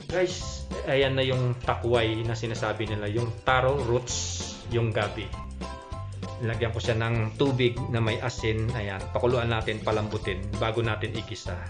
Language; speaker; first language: Filipino; non-native, local second language; Pampanga